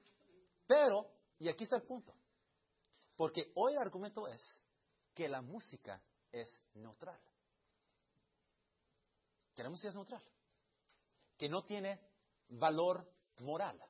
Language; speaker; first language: Spanish; early bilingual, heritage; Spanish